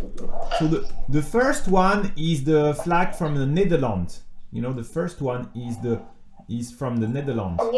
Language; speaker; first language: English; non-native, fluent; French